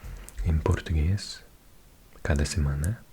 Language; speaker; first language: Portuguese; non-native, fluent; English